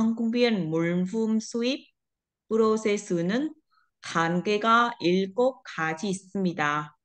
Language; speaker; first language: Korean; non-native, learner; Vietnamese